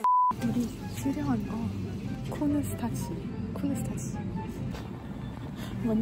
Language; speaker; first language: Korean; non-native, learner; French